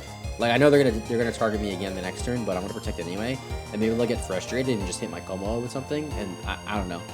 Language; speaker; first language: English; native; English